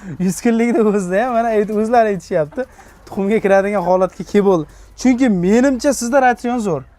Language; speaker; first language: Uzbek; native; Uzbek